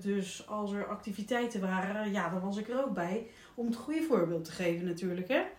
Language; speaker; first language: Dutch; native; Dutch